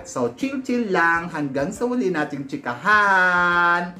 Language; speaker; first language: Filipino; native; Filipino